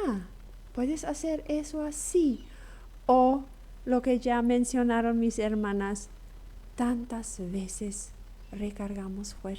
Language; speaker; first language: Spanish; non-native, local second language; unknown